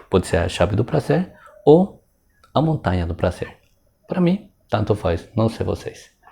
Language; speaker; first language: Portuguese; non-native, fluent; Spanish